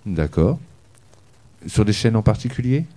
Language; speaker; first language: French; native; French